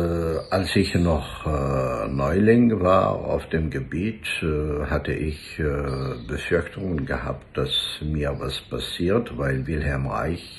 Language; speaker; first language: German; non-native, fluent; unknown